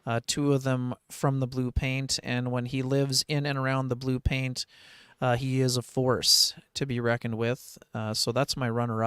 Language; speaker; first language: English; native; English